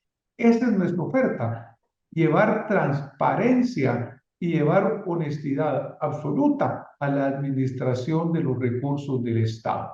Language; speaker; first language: Spanish; native; Spanish